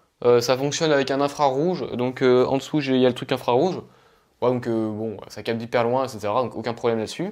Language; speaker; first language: French; native; French